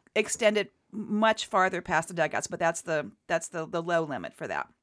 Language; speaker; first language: English; native; English